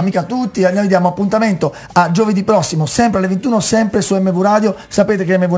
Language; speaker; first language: Italian; native; Italian